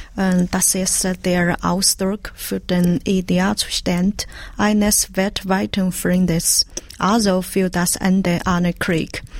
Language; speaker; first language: German; non-native, learner; Chinese